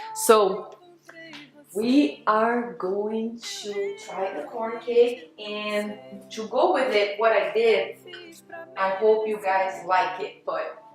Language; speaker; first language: English; non-native, fluent; Portuguese